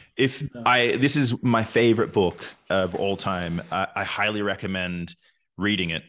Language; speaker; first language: English; native; English